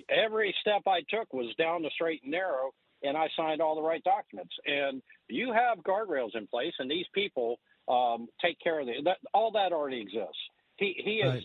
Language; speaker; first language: English; native; English